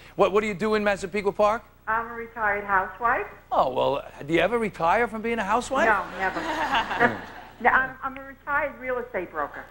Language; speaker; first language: English; native; English